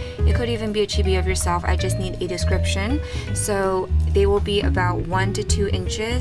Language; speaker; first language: English; native; English